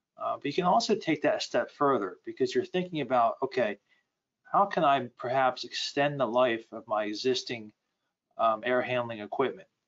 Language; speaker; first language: English; native; English